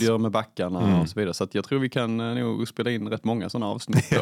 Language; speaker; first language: Swedish; native; Swedish